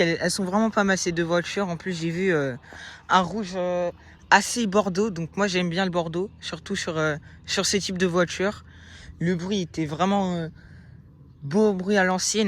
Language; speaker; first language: French; native; French